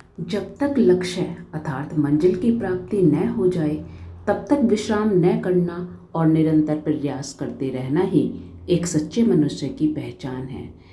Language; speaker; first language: Hindi; native; Hindi